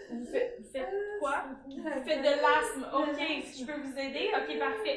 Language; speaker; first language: French; native; French